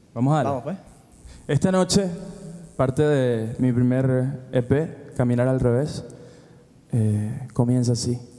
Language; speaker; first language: Spanish; native; Spanish